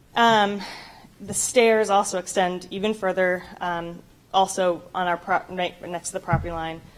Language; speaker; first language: English; native; English